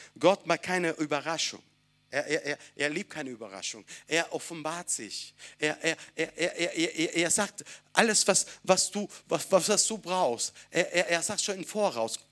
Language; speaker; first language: German; non-native, fluent; Italian